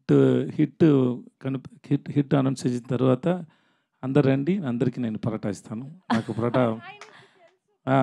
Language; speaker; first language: Telugu; non-native, learner; Tamil